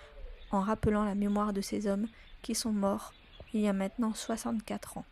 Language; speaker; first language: French; native; French